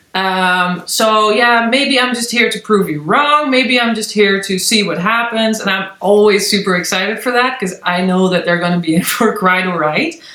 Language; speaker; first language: English; non-native, fluent; Dutch